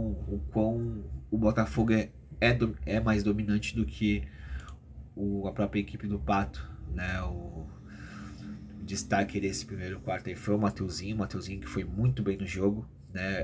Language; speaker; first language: Portuguese; native; Portuguese